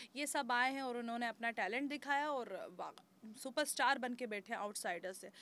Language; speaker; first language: Hindi; native; Hindi